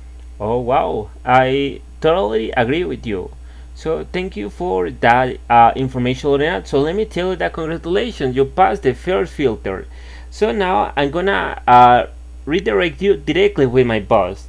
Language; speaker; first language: English; non-native, fluent; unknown